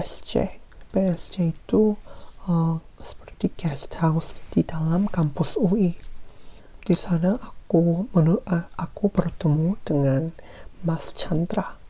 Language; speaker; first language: Indonesian; non-native, fluent; Korean